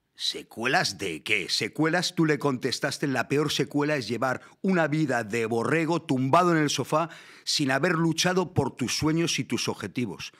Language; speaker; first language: Spanish; native; Spanish